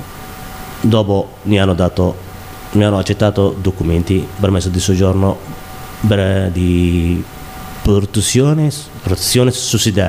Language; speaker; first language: Italian; non-native, learner; Somali